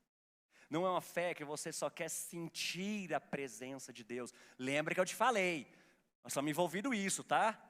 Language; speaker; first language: Portuguese; native; Portuguese